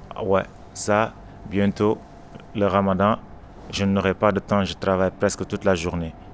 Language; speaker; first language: French; non-native, local second language; Wolof